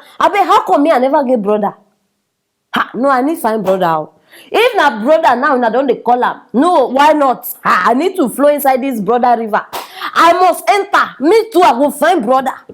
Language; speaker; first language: Nigerian Pidgin; native; Nigerian Pidgin